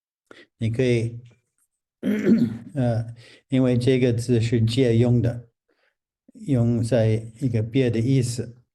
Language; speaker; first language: Chinese; non-native, fluent; English